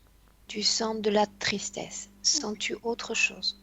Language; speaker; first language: French; non-native, fluent; Spanish